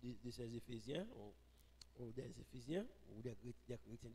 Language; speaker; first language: French; non-native, local second language; Haitian Creole